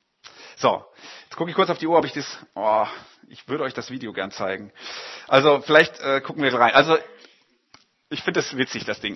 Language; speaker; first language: German; native; German